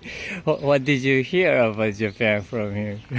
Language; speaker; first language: English; non-native, fluent; Japanese